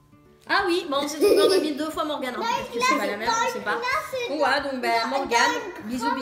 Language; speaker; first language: French; native; French